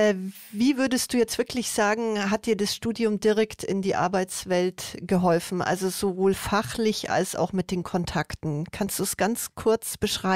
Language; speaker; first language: German; native; German